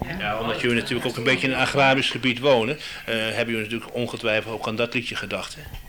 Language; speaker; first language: Dutch; native; Dutch